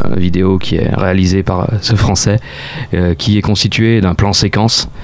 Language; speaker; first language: French; native; French